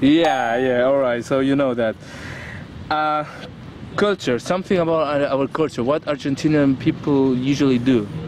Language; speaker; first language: English; non-native, fluent; Spanish